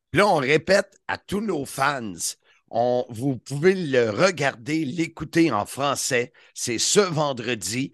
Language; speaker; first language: French; native; French